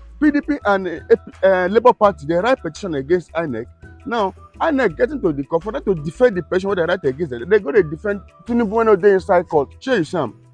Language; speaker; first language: Nigerian Pidgin; native; Nigerian Pidgin